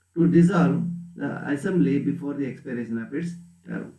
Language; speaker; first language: English; non-native, local second language; Kannada